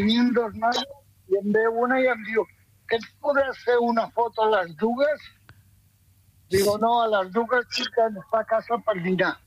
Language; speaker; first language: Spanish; non-native, local second language; Catalan